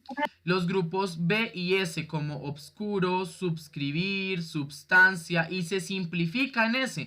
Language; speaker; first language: Spanish; native; Spanish